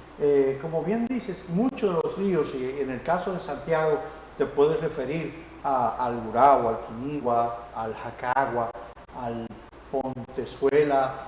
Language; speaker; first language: Spanish; native; Spanish